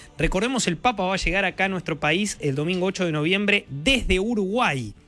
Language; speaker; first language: Spanish; native; Spanish